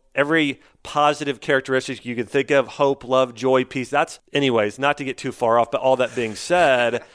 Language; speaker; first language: English; native; English